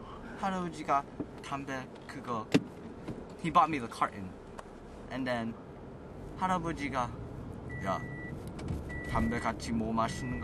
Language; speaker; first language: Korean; early bilingual, heritage; English